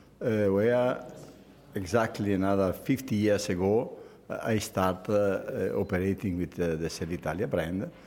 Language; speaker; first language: English; non-native, fluent; Italian